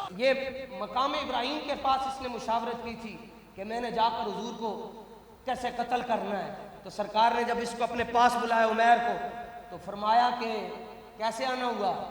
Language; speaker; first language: Urdu; non-native, local second language; Punjabi